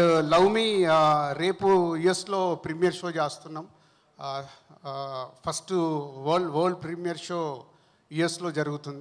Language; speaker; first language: Telugu; native; Telugu